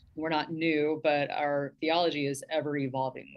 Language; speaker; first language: English; native; English